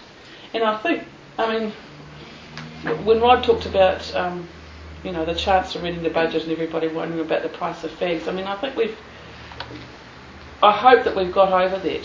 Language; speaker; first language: English; native; English